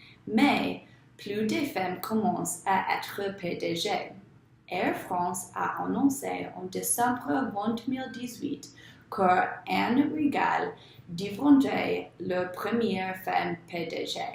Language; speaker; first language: French; non-native, learner; English